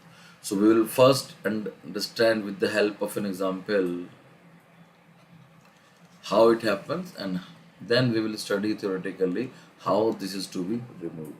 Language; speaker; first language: English; non-native, local second language; Hindi